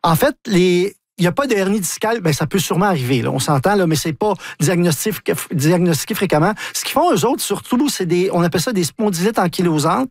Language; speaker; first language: French; native; French